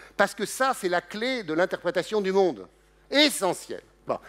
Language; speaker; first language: French; native; French